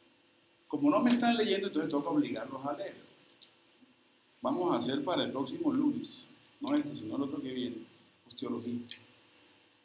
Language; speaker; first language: Spanish; native; Spanish